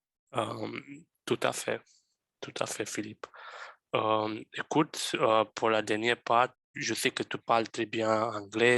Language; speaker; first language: French; non-native, fluent; Romanian